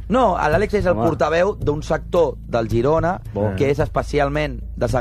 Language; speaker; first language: Catalan; native; Catalan